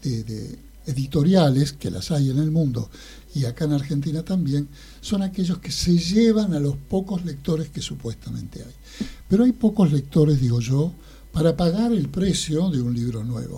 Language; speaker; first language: Spanish; native; Spanish